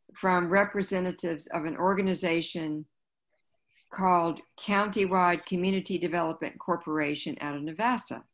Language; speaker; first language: English; native; English